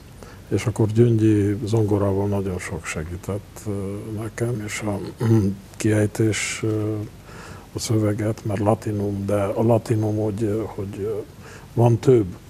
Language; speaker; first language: Hungarian; non-native, local second language; Romanian